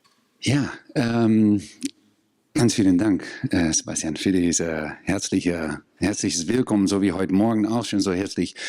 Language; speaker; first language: German; non-native, fluent; Dutch